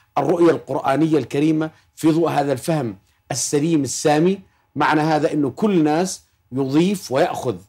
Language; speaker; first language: Arabic; native; Arabic